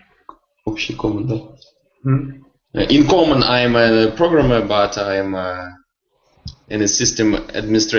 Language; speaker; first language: English; non-native, learner; Russian